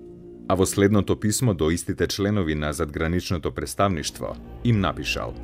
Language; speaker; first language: Macedonian; native; Macedonian